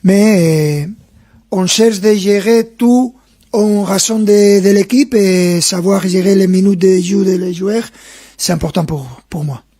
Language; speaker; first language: French; non-native, fluent; Spanish